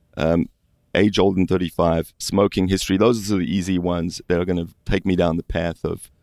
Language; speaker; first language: English; native; English